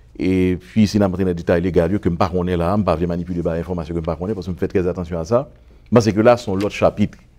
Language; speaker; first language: French; non-native, local second language; Haitian Creole